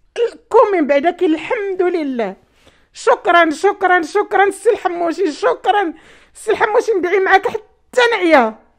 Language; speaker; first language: Arabic; native; Arabic